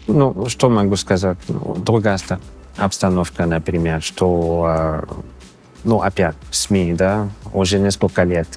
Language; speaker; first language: Russian; non-native, fluent; English